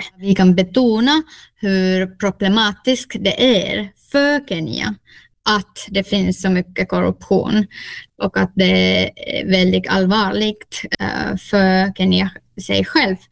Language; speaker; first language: Swedish; non-native, fluent; Finnish